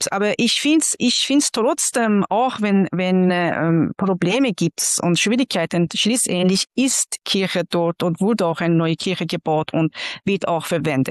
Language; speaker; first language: German; non-native, fluent; Persian